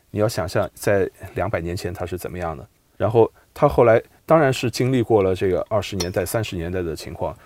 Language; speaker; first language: Chinese; native; Chinese